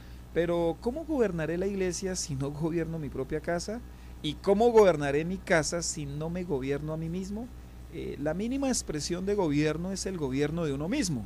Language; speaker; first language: Spanish; native; Spanish